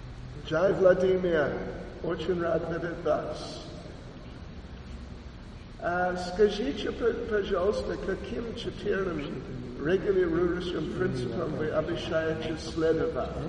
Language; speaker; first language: Russian; non-native, learner; English